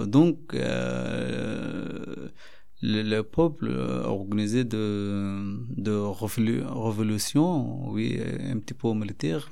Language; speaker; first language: French; non-native, learner; Arabic